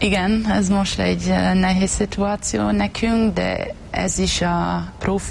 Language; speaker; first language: Hungarian; non-native, learner; German